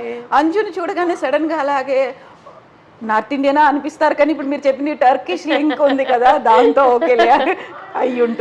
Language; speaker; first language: Telugu; native; Telugu